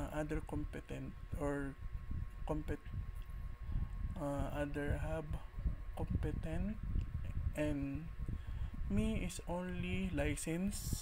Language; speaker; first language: English; non-native, learner; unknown